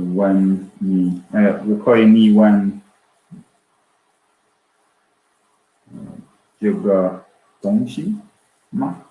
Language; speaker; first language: Chinese; non-native, learner; English